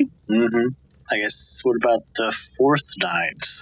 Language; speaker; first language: English; native; English